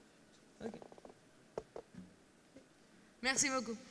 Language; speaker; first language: French; non-native, learner; Spanish